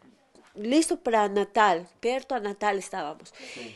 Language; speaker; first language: Portuguese; non-native, learner; Spanish